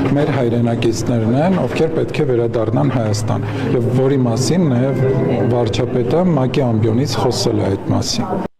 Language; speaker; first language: Armenian; native; Armenian